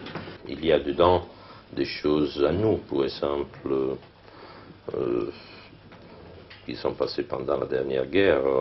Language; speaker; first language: French; non-native, learner; Italian